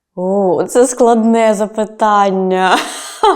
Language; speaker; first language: Ukrainian; native; Ukrainian